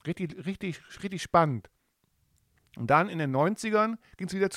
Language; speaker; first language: German; native; German